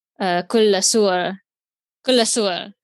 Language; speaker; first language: Arabic; non-native, learner; English